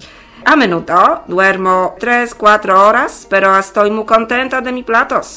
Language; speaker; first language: Spanish; non-native, learner; Polish